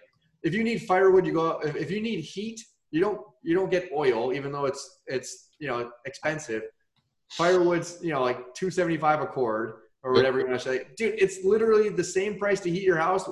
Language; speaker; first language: English; native; English